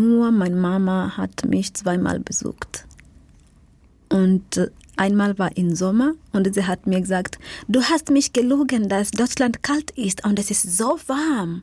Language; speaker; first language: German; non-native, learner; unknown